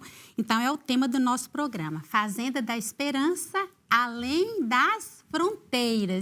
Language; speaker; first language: Portuguese; native; Portuguese